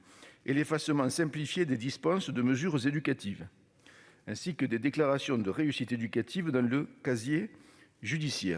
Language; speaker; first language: French; native; French